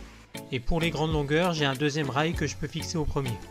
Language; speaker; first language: French; native; French